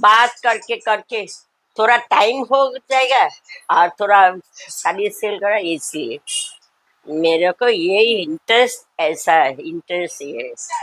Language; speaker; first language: Hindi; non-native, local second language; Bangla